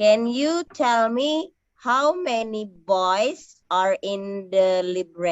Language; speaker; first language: English; non-native, learner; Indonesian